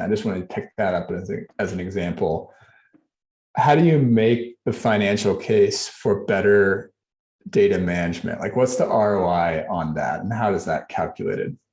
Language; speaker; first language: English; native; English